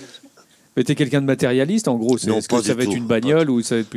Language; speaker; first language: French; native; French